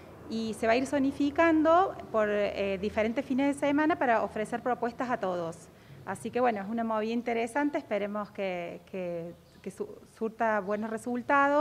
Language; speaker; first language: Spanish; native; Spanish